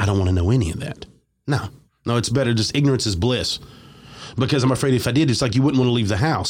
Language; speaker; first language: English; native; English